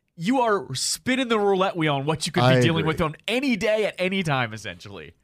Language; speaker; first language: English; native; English